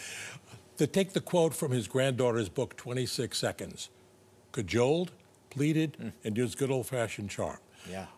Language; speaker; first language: English; native; English